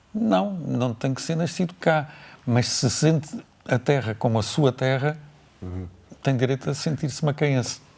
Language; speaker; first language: Portuguese; native; Portuguese